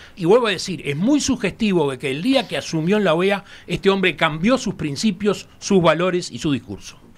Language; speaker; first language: Spanish; native; Spanish